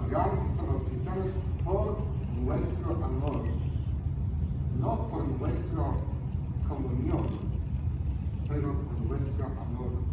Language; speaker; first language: Spanish; non-native, fluent; Polish